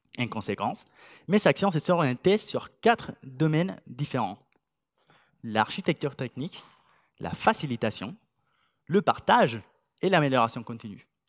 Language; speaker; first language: French; non-native, fluent; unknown